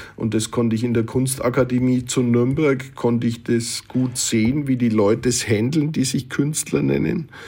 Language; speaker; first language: German; native; German